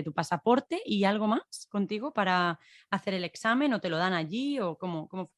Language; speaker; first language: Spanish; native; Spanish